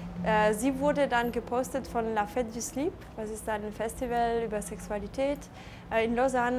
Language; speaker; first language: German; non-native, local second language; French